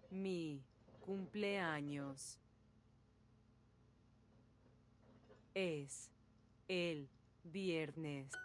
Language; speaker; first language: Spanish; non-native, learner; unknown